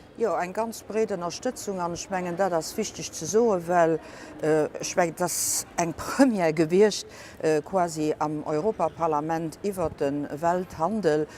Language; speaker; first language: Luxembourgish; native; Luxembourgish